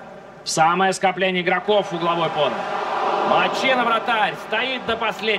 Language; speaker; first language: Russian; native; Russian